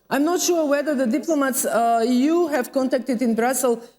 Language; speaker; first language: English; non-native, fluent; Macedonian